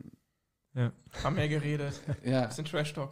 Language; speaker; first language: German; native; German